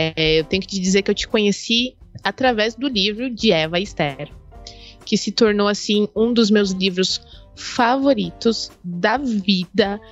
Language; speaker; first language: Portuguese; native; Portuguese